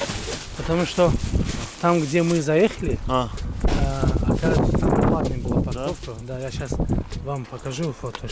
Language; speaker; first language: Russian; non-native, fluent; Tajik